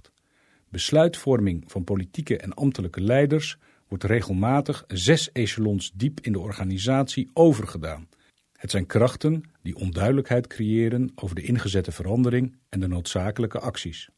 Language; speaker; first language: Dutch; native; Dutch